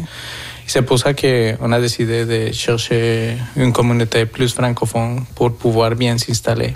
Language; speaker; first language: French; non-native, fluent; Spanish